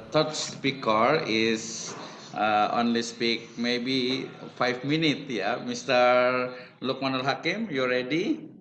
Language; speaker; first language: English; non-native, learner; Indonesian